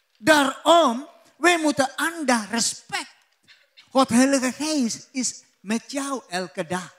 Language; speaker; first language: Dutch; non-native, learner; Indonesian